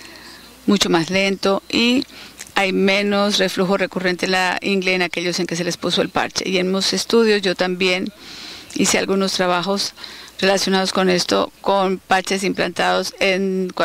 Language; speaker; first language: Spanish; native; Spanish